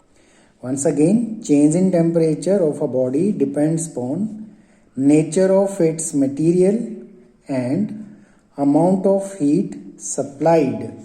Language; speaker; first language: English; non-native, local second language; Hindi